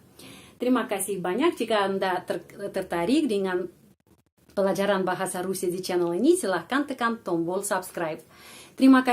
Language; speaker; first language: Indonesian; non-native, fluent; Russian